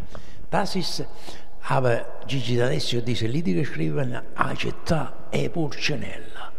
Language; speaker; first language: German; non-native, learner; Italian